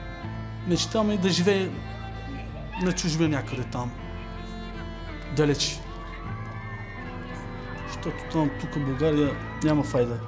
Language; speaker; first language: Bulgarian; non-native, local second language; Turkish